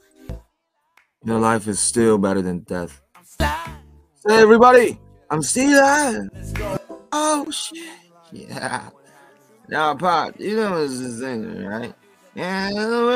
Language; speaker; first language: English; non-native, fluent; Korean